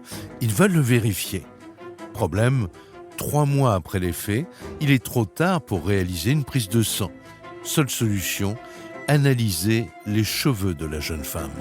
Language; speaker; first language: French; native; French